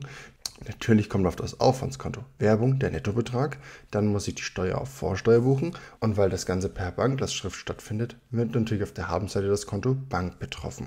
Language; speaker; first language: German; native; German